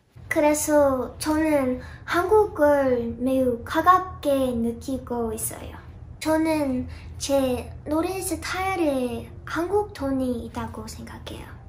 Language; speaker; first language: Korean; non-native, learner; English